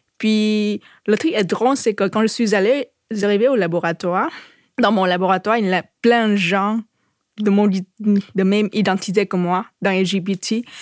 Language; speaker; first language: French; non-native, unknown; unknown